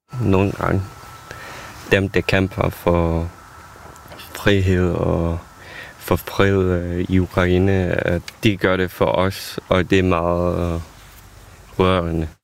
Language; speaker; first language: Danish; non-native, fluent; Ukrainian